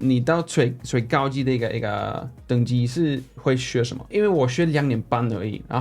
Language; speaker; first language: Chinese; non-native, fluent; Swedish